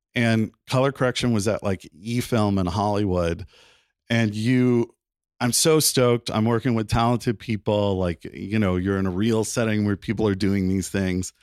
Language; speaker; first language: English; native; English